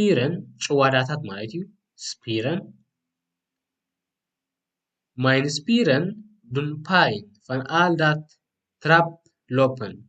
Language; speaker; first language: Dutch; non-native, learner; Tigrinya